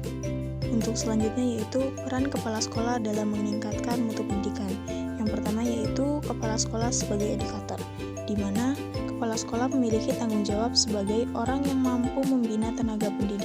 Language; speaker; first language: Indonesian; native; Indonesian